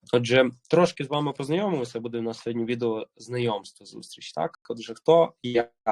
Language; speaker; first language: Ukrainian; native; Ukrainian